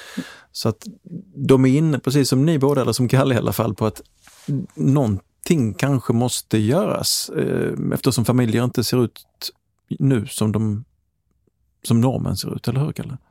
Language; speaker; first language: Swedish; native; Swedish